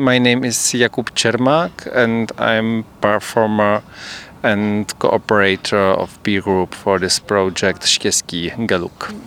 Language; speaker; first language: English; non-native, fluent; Czech